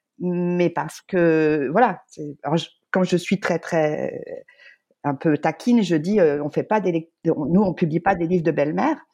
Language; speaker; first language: French; native; French